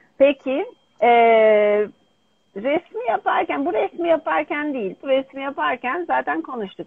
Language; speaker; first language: Turkish; native; Turkish